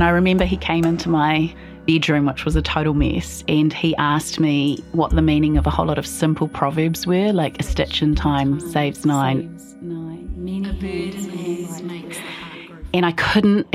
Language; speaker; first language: English; native; English